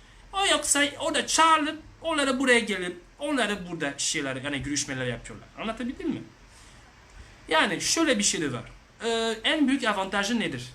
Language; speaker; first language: Turkish; non-native, learner; French